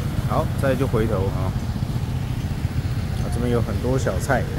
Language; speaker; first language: Chinese; native; Chinese